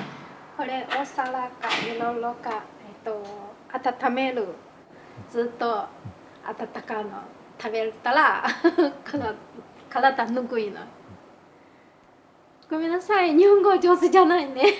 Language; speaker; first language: Japanese; non-native, learner; Chinese